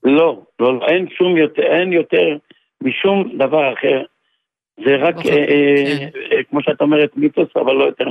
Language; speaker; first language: Hebrew; native; Hebrew